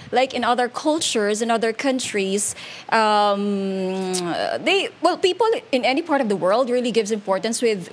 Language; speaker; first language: English; non-native, local second language; Hiligaynon